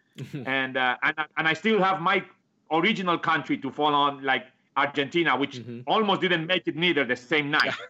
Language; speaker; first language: English; non-native, fluent; Spanish